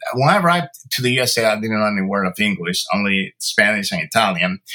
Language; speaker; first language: English; early bilingual, other home language; Spanish